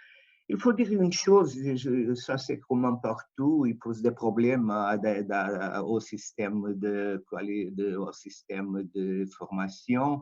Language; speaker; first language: French; non-native, fluent; Portuguese